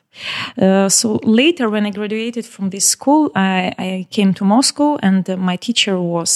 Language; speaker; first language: English; non-native, learner; Ukrainian